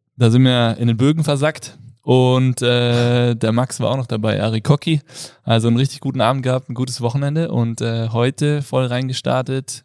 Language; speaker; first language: German; native; German